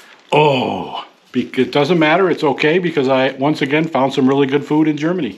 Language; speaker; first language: English; native; English